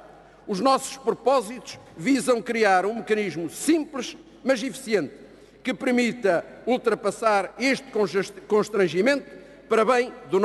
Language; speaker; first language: Portuguese; native; Portuguese